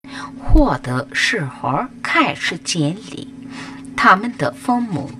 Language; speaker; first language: Chinese; non-native, fluent; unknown